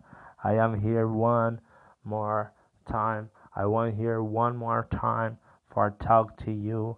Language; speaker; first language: English; non-native, learner; Portuguese